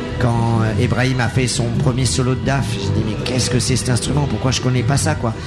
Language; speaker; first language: French; native; French